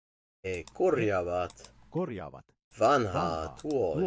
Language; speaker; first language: Finnish; non-native, learner; English